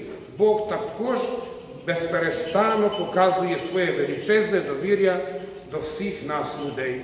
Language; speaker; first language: Ukrainian; non-native, fluent; Croatian